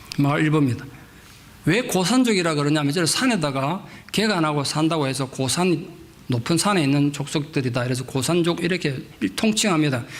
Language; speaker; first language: Korean; native; Korean